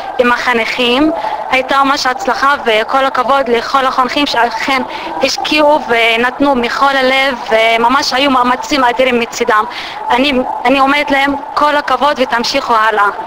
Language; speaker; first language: Hebrew; non-native, local second language; Arabic